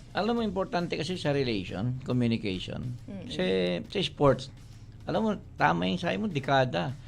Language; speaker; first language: Filipino; native; Filipino